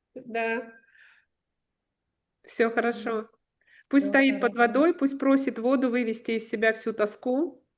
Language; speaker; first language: Russian; native; Russian